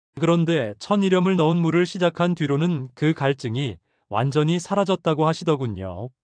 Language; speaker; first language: Korean; native; Korean